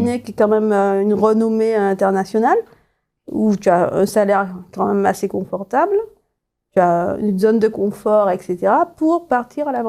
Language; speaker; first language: French; native; French